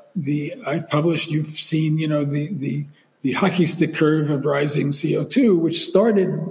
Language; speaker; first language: English; native; English